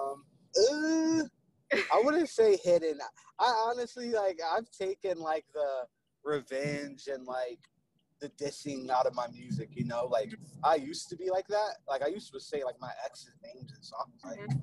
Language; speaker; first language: English; native; English